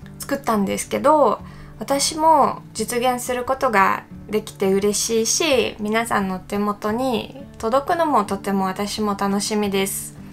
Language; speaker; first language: Japanese; non-native, fluent; Russian